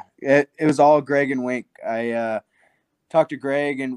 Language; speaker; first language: English; native; English